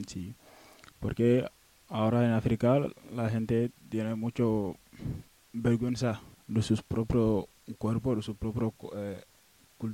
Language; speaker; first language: Spanish; non-native, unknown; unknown